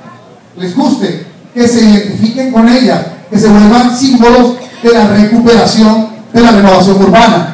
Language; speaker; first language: Spanish; native; Spanish